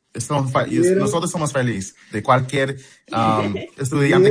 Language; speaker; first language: Spanish; early bilingual, heritage; English